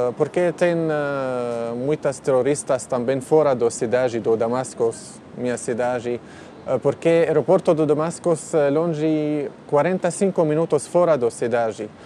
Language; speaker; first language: Portuguese; non-native, learner; Arabic